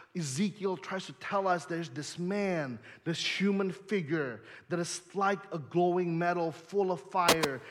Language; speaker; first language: English; early bilingual, other home language; Indonesian